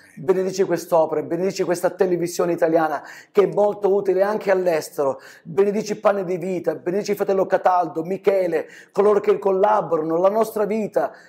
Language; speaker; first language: Italian; native; Italian